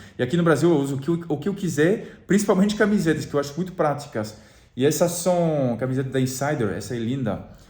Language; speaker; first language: Portuguese; non-native, fluent; French